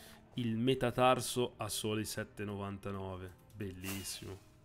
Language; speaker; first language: Italian; native; Italian